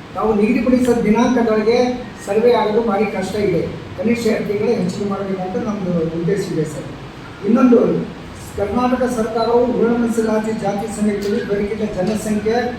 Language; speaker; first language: Kannada; non-native, local second language; Lambadi